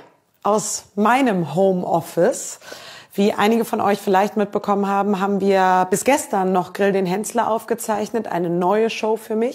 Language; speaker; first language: German; native; German